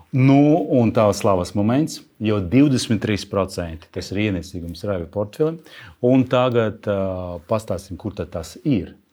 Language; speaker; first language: Latvian; non-native, local second language; Russian